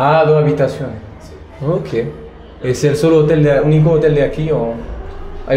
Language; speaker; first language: Spanish; non-native, fluent; French